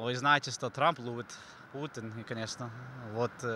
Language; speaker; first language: Russian; non-native, learner; English